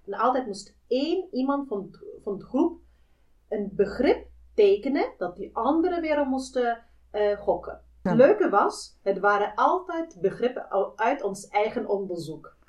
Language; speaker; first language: Dutch; non-native, fluent; German